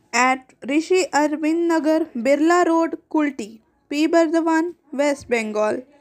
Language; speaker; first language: Hindi; non-native, local second language; Urdu